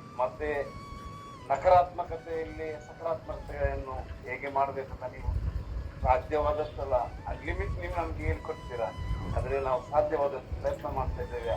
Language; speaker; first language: Kannada; non-native, local second language; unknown